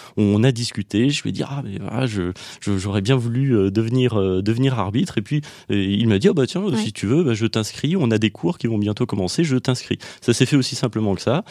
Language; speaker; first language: French; native; French